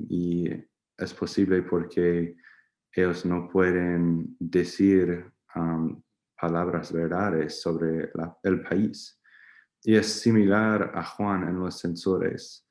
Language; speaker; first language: Spanish; non-native, learner; English